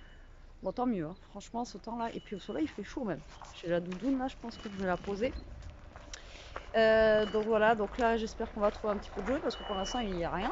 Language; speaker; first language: French; native; French